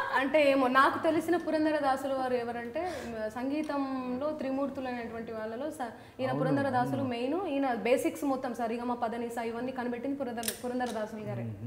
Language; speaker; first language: Telugu; native; Telugu